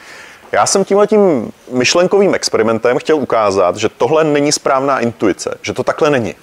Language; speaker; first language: Czech; native; Czech